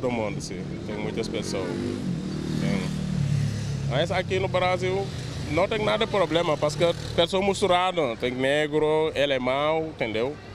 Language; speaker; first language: Portuguese; non-native, learner; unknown